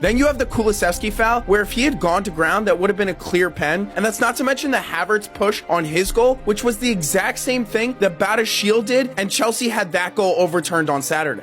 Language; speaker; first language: English; native; English